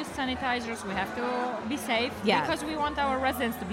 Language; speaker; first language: English; non-native, fluent; Polish